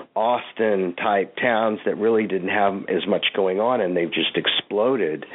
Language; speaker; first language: English; native; English